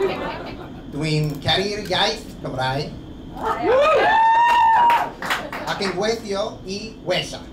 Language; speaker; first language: Welsh; non-native, learner; English